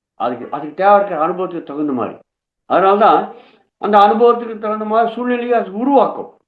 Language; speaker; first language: Tamil; non-native, local second language; Telugu